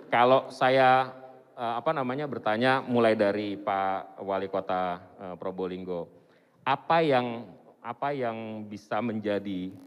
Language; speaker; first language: Indonesian; native; Indonesian